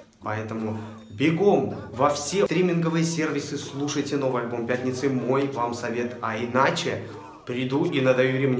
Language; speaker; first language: Russian; native; Russian